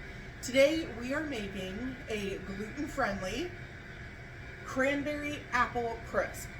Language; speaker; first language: English; native; English